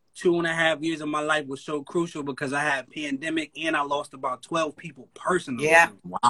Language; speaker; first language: English; native; English